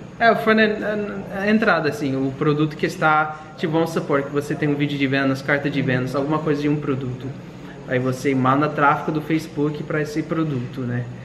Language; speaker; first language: Portuguese; non-native, fluent; English